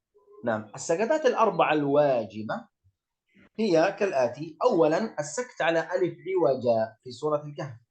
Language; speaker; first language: Arabic; native; Arabic